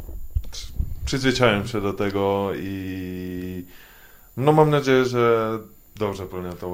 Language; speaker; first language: Polish; non-native, fluent; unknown